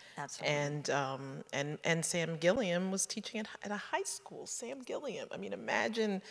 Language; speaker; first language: English; native; English